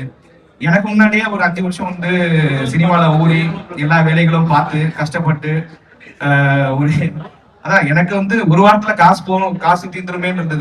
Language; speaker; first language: Tamil; native; Tamil